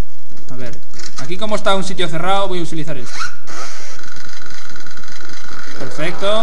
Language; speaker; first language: Spanish; native; Spanish